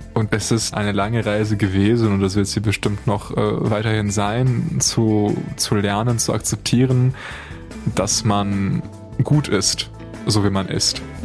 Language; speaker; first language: German; early bilingual, other home language; Bulgarian